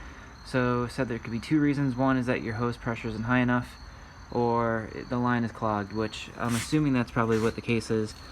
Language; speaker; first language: English; native; English